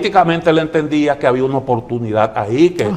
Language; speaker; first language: Spanish; native; Spanish